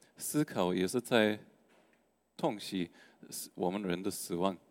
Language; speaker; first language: Chinese; non-native, fluent; German